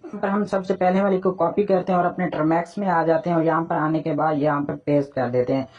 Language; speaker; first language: Urdu; non-native, local second language; Punjabi